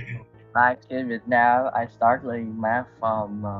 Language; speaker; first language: English; non-native, learner; Vietnamese